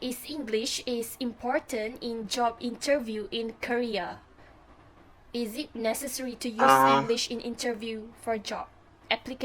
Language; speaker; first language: English; non-native, fluent; Malay